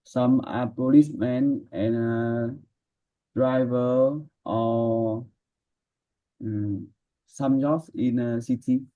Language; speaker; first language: English; non-native, learner; Vietnamese